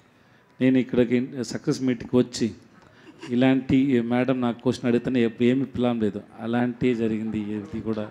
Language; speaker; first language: Telugu; non-native, learner; Tamil